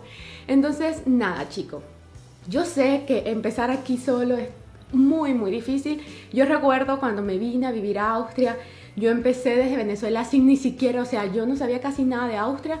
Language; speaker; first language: Spanish; native; Spanish